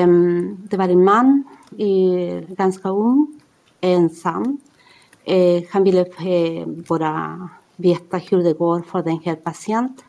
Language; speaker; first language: Swedish; non-native, fluent; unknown